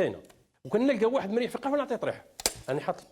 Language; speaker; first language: Arabic; native; Arabic